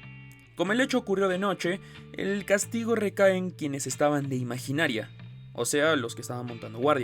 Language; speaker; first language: Spanish; native; Spanish